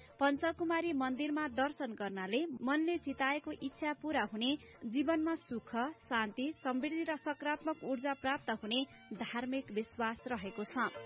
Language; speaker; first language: Nepali; native; Nepali